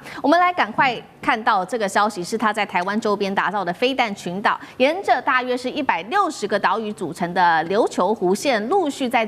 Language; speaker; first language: Chinese; native; Chinese